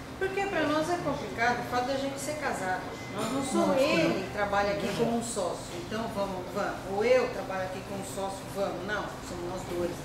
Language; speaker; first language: Portuguese; early bilingual, other home language; Spanish